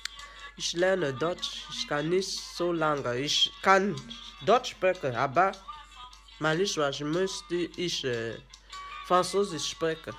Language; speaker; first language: German; non-native, learner; French